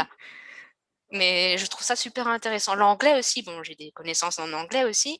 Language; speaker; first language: French; native; French